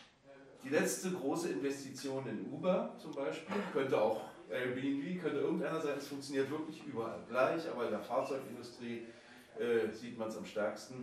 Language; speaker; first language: German; native; German